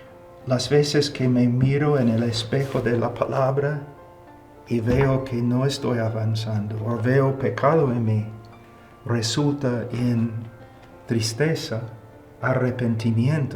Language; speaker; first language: Spanish; non-native, fluent; English